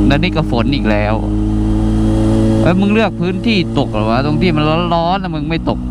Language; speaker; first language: Thai; native; Thai